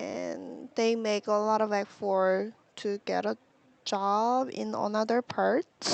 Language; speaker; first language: English; non-native, learner; Korean